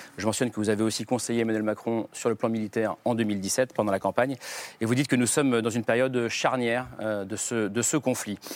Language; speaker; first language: French; native; French